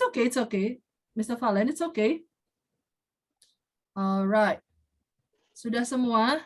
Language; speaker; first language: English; non-native, fluent; Indonesian